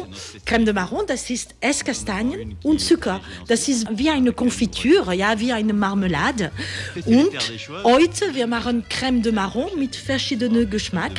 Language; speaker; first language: German; non-native, fluent; French